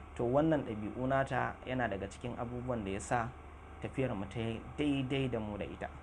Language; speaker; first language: Hausa; native; Hausa